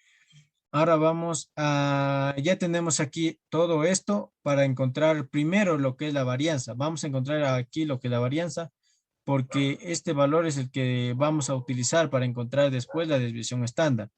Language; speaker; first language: Spanish; native; Spanish